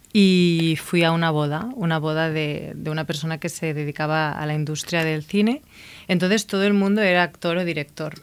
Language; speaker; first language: Spanish; native; Spanish